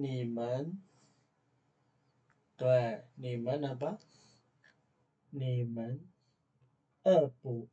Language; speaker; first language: Chinese; non-native, fluent; Indonesian